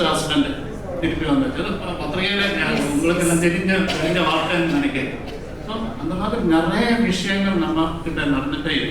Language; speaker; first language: Tamil; non-native, learner; Malayalam